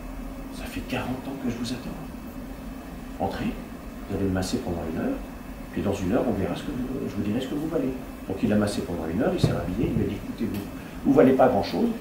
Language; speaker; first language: French; native; French